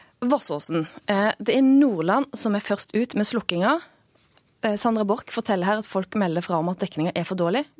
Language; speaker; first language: Norwegian; native; Norwegian